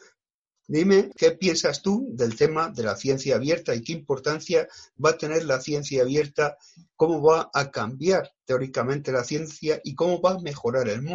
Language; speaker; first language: Spanish; native; Spanish